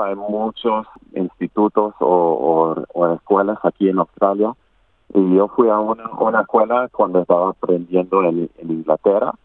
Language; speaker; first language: Spanish; non-native, learner; English